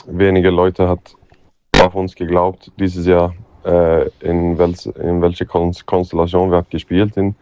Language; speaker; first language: German; non-native, learner; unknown